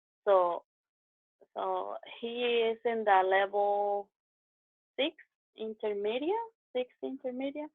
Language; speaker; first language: English; non-native, learner; Spanish